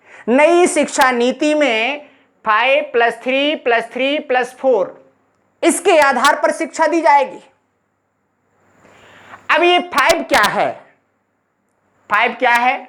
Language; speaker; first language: Hindi; native; Hindi